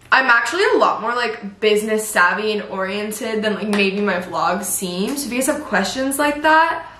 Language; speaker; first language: English; native; English